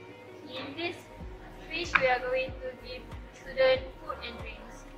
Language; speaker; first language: English; non-native, learner; Malay